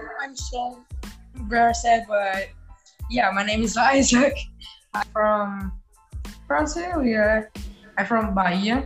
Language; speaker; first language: English; non-native, learner; Portuguese